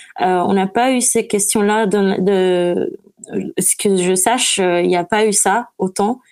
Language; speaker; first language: French; non-native, fluent; English